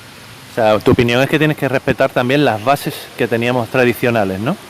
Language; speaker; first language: Spanish; native; Spanish